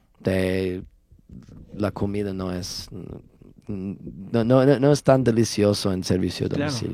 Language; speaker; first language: Spanish; non-native, learner; English